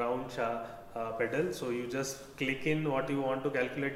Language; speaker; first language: English; non-native, local second language; Marathi